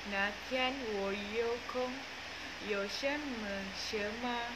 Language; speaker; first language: Chinese; non-native, learner; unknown